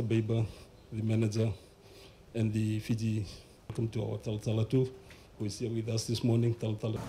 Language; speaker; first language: English; non-native, local second language; Fijian